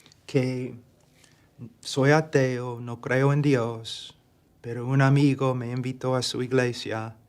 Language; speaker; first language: Spanish; non-native, fluent; English